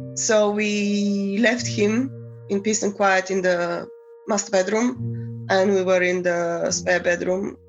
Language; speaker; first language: English; non-native, fluent; Bulgarian